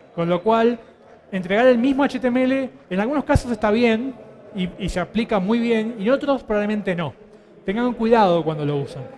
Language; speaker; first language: Spanish; native; Spanish